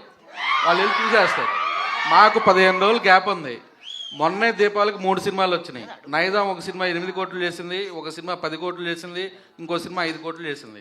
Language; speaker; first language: Telugu; native; Telugu